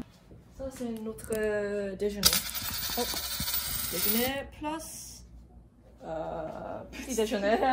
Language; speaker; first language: French; non-native, learner; English